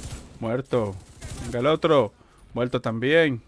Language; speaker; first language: Spanish; native; Spanish